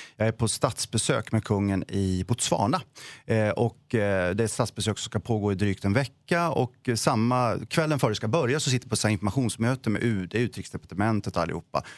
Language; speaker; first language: Swedish; native; Swedish